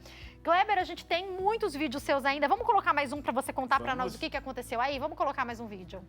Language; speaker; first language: Portuguese; native; Portuguese